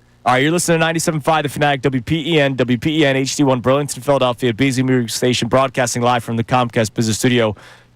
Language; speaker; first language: English; native; English